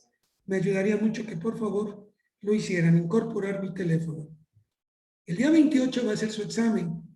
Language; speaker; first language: Spanish; native; Spanish